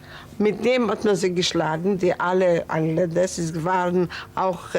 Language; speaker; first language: German; non-native, learner; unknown